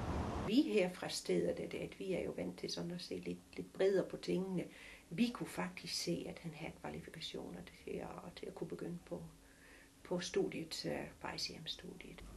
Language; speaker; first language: Danish; native; Danish